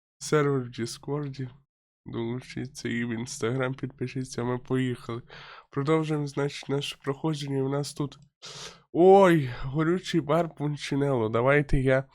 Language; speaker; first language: Ukrainian; non-native, local second language; Russian